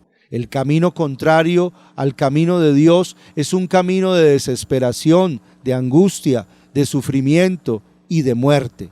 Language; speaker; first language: Spanish; native; Spanish